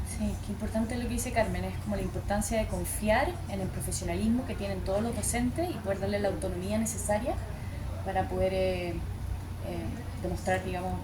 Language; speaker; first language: Spanish; native; Spanish